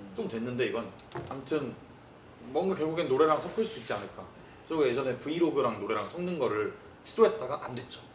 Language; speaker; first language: Korean; early bilingual, heritage; Korean